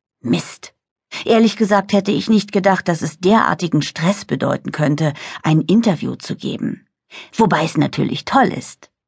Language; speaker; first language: German; native; German